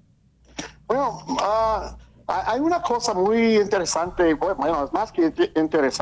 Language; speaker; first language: Spanish; early bilingual, heritage; English